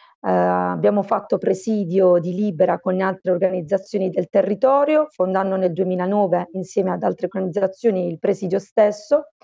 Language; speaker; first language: Italian; native; Italian